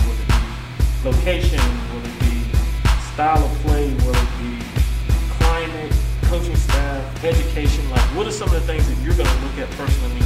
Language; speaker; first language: English; native; English